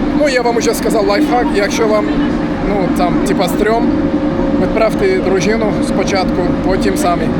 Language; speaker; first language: Ukrainian; non-native, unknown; Turkish